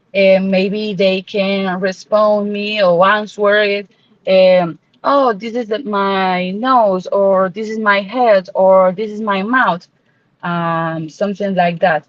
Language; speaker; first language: English; non-native, learner; Spanish